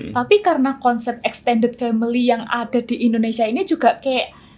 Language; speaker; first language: Indonesian; native; Indonesian